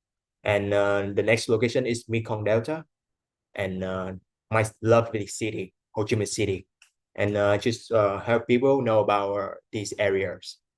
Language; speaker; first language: English; non-native, fluent; Vietnamese